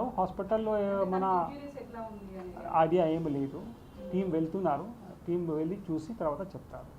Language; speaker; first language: Telugu; non-native, local second language; Hindi